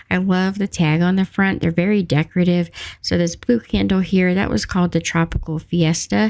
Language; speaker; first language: English; native; English